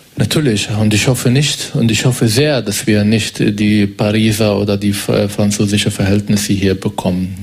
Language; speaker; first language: German; non-native, fluent; Arabic